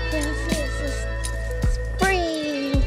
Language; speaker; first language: English; non-native, learner; Korean